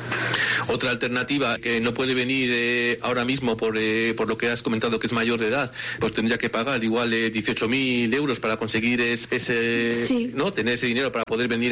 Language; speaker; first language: Spanish; native; Spanish